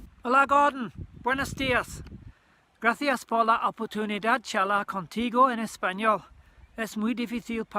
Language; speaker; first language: Spanish; non-native, learner; English